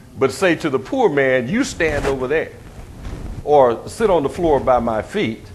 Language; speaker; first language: English; native; English